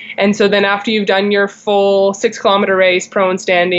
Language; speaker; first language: English; native; English